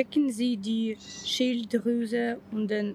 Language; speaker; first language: German; non-native, learner; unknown